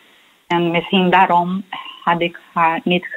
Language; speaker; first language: Dutch; non-native, local second language; Portuguese